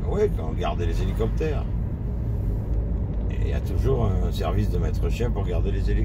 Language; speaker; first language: French; native; French